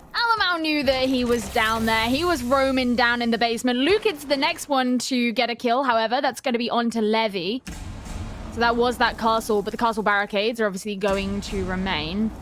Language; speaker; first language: English; native; English